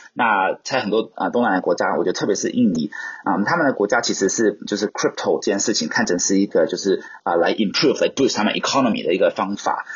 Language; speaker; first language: Chinese; non-native, local second language; Cantonese